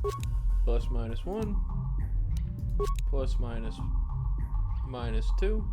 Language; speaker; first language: English; native; English